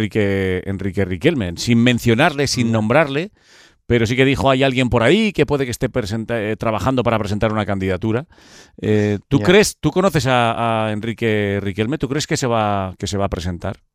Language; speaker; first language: Spanish; native; Spanish